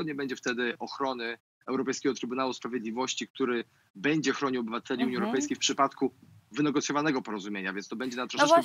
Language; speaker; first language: Polish; native; Polish